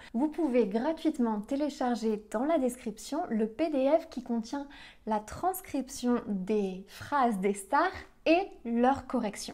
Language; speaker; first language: French; native; French